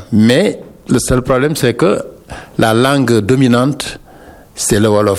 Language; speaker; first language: French; non-native, local second language; Wolof